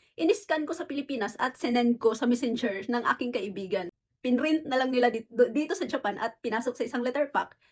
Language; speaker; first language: Filipino; native; Filipino